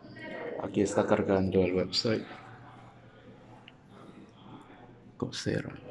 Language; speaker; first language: Spanish; non-native, fluent; Chinese